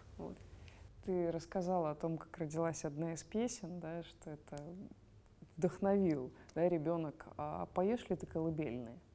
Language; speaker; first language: Russian; native; Russian